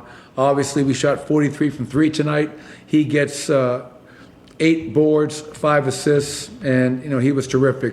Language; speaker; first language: English; native; English